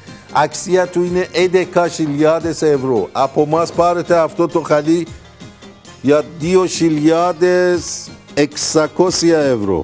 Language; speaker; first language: Greek; non-native, learner; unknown